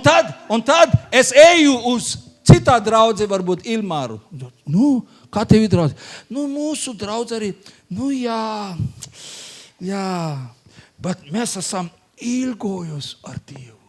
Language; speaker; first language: Latvian; non-native, learner; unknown